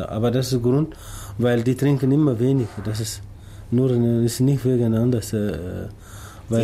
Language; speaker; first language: German; non-native, learner; Tamasheq